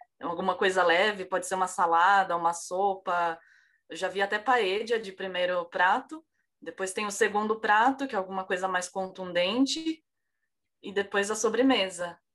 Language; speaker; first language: Portuguese; native; Portuguese